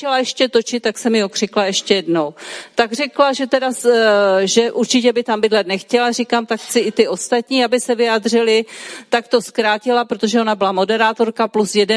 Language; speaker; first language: Czech; native; Czech